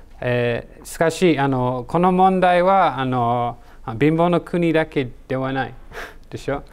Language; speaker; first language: Japanese; non-native, learner; English